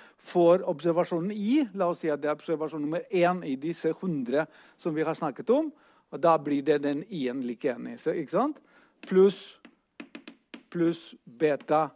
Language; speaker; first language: Norwegian; non-native, fluent; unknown